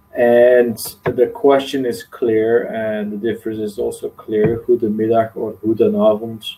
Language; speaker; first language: English; non-native, fluent; Dutch